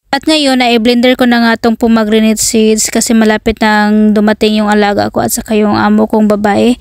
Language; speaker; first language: Filipino; non-native, local second language; Cebuano